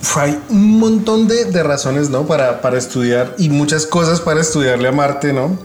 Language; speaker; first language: Spanish; native; Spanish